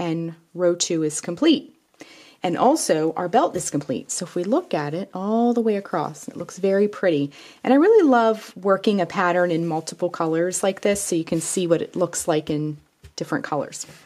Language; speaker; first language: English; native; English